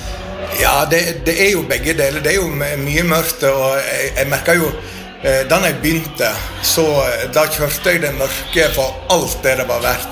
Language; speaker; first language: Norwegian; native; Norwegian